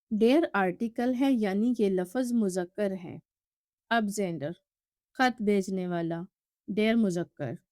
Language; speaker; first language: Urdu; native; Urdu